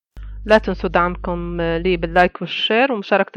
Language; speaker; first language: Arabic; native; Arabic